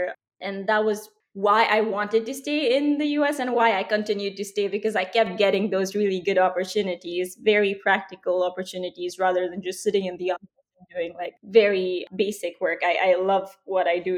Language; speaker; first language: English; non-native, local second language; Hindi